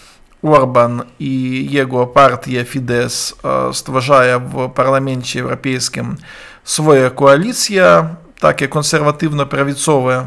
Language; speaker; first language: Polish; non-native, learner; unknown